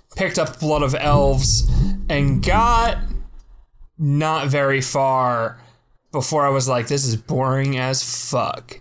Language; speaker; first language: English; native; English